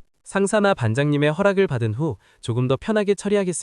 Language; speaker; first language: Korean; non-native, learner; Nepali